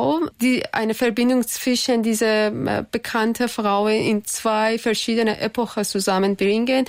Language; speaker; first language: German; non-native, learner; Persian